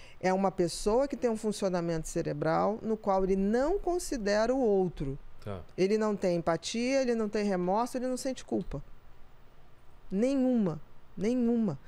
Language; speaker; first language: Portuguese; native; Portuguese